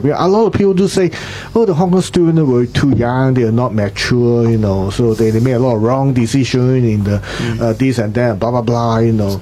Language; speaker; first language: English; non-native, local second language; Cantonese